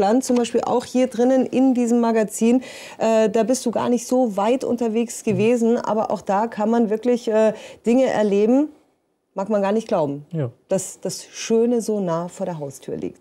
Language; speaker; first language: German; native; German